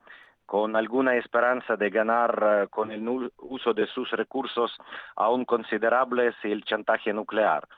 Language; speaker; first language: Spanish; non-native, fluent; Ukrainian